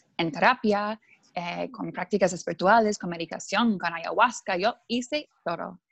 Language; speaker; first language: Spanish; non-native, fluent; English